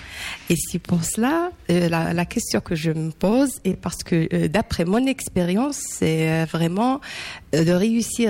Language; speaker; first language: French; non-native, local second language; Arabic